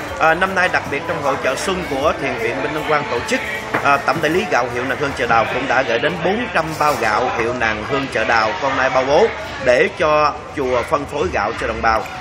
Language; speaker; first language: Vietnamese; native; Vietnamese